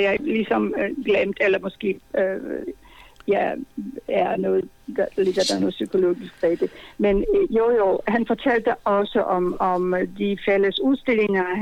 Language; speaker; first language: Danish; non-native, fluent; Polish